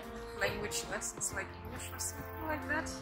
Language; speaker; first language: English; non-native, fluent; German